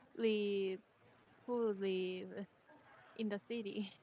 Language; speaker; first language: English; non-native, learner; Korean